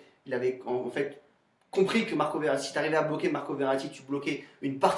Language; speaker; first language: French; native; French